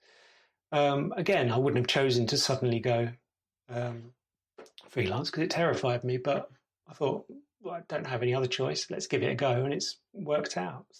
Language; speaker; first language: English; native; English